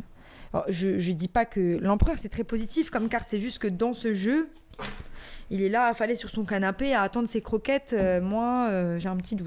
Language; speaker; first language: French; native; French